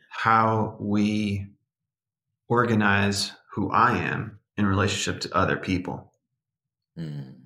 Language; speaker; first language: English; early bilingual, other home language; Portuguese